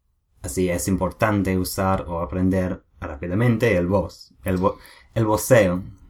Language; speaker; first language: Spanish; non-native, learner; English